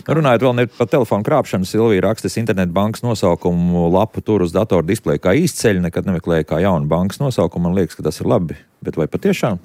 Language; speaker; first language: Latvian; native; Latvian